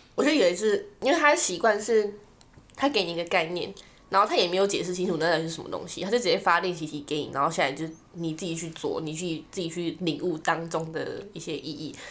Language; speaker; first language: Chinese; native; Chinese